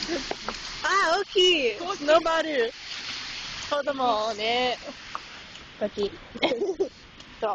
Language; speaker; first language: Japanese; non-native, learner; English